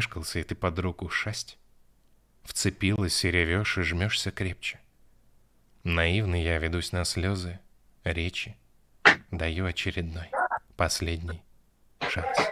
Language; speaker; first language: Russian; native; Russian